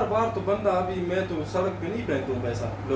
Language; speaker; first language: Hindi; non-native, local second language; Pashto